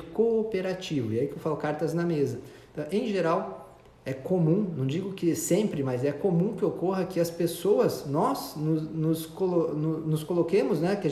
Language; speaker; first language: Portuguese; native; Portuguese